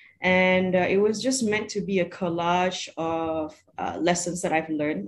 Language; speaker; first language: English; non-native, local second language; Malay